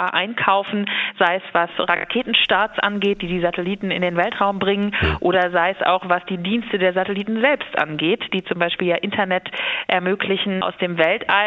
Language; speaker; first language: German; native; German